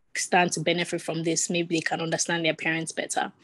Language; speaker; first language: English; non-native, local second language; Yoruba